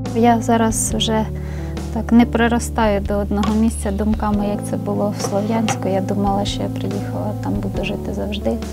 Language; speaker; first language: Ukrainian; native; Ukrainian